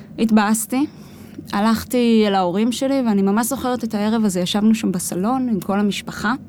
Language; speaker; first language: Hebrew; native; Hebrew